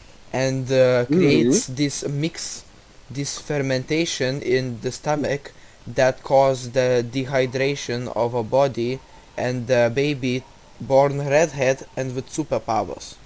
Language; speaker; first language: English; non-native, learner; Russian